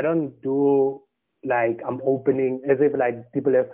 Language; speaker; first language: English; non-native, local second language; Tswana